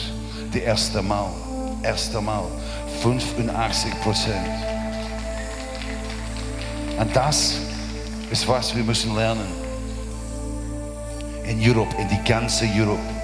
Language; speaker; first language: German; non-native, learner; English